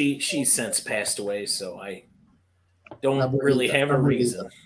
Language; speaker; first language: English; native; English